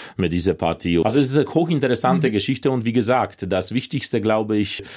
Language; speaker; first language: German; non-native, fluent; Polish